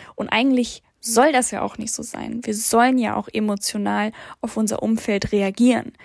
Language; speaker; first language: German; early bilingual, other home language; English